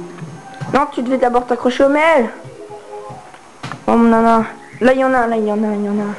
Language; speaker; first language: French; native; French